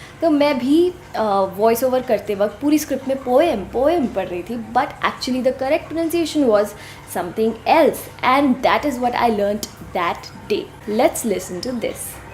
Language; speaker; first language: Hindi; native; Hindi